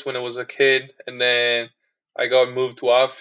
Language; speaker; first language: English; non-native, fluent; Italian